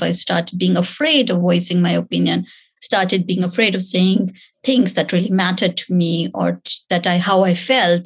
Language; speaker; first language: English; non-native, local second language; Hindi